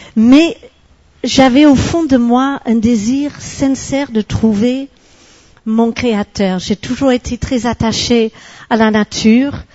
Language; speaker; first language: French; non-native, fluent; English